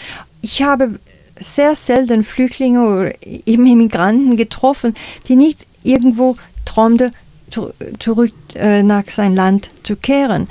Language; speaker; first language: German; non-native, fluent; Danish